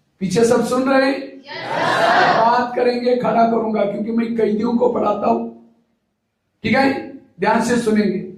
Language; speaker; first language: Hindi; non-native, local second language; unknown